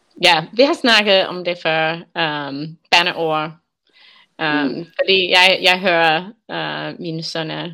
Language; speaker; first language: Danish; non-native, learner; English